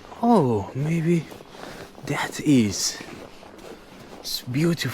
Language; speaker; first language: English; non-native, learner; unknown